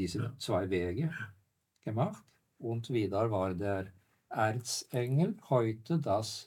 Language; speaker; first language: German; non-native, fluent; Norwegian